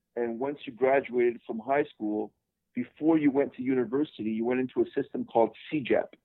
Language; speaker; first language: English; native; English